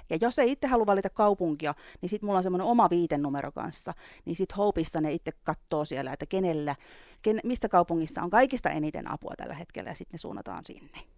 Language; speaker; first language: Finnish; native; Finnish